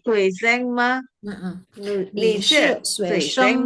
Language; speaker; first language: Chinese; non-native, learner; Indonesian